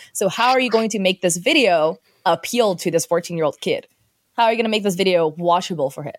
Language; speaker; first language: English; early bilingual, other home language; Chinese